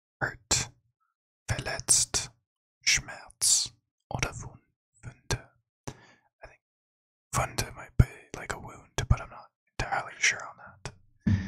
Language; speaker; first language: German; non-native, learner; English